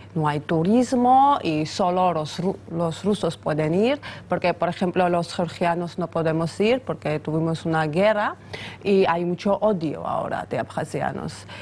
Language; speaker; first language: Spanish; non-native, fluent; Georgian